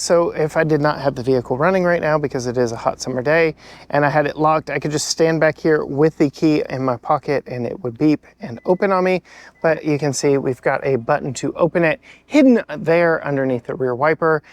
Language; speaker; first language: English; native; English